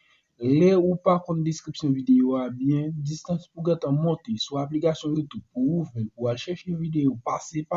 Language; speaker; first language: French; non-native, learner; Haitian Creole